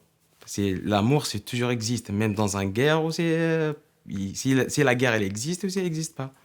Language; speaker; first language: French; non-native, learner; Arabic